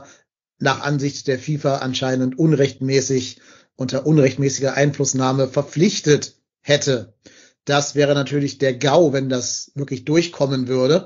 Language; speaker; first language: German; native; German